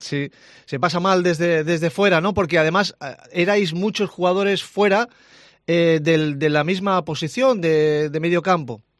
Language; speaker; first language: Spanish; native; Spanish